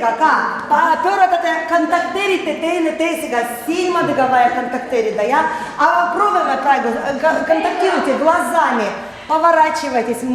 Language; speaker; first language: Estonian; non-native, learner; Russian